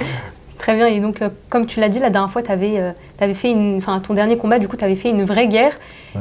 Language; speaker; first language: French; native; French